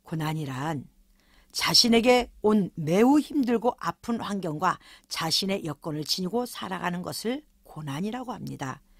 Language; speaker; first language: Korean; native; Korean